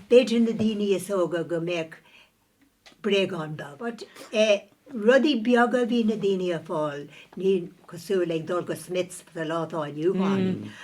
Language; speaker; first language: Irish; non-native, local second language; English